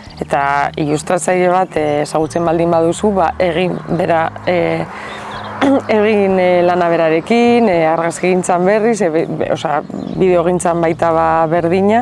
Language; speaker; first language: Basque; non-native, local second language; Spanish